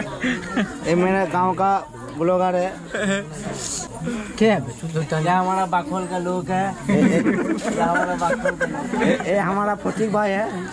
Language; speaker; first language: Hindi; non-native, local second language; Bangla